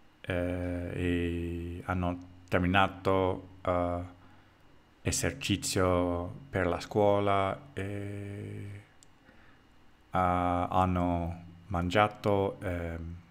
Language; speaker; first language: Italian; non-native, learner; English